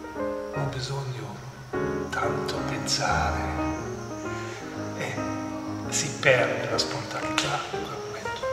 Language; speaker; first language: Italian; non-native, fluent; German